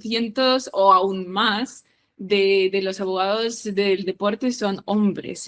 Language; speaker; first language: Spanish; non-native, fluent; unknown